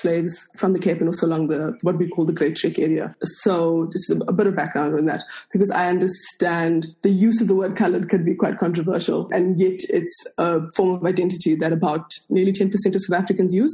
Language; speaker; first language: English; non-native, local second language; Afrikaans